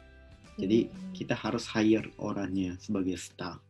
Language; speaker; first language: Indonesian; non-native, local second language; Japanese